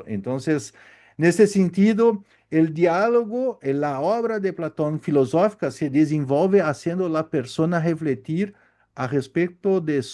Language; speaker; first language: Spanish; non-native, learner; Portuguese